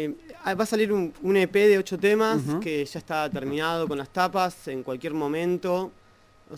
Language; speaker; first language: Spanish; native; Spanish